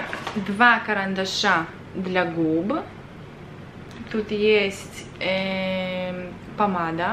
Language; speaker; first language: Russian; early bilingual, other home language; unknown